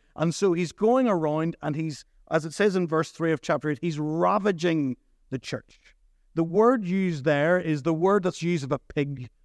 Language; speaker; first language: English; native; English